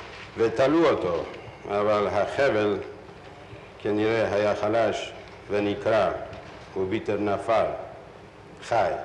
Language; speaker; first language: Hebrew; non-native, fluent; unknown